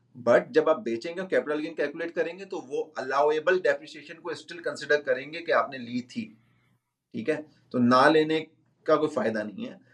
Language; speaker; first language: Urdu; native; Urdu